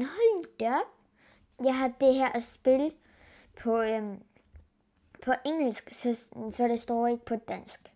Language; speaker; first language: Danish; early bilingual, other home language; Spanish